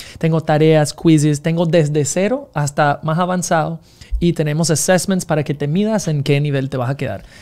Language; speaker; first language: Spanish; non-native, fluent; English